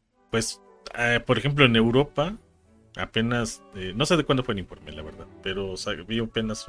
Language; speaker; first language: Spanish; native; Spanish